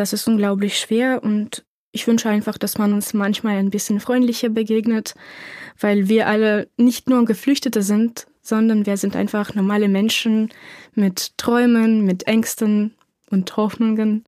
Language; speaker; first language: German; non-native, fluent; Ukrainian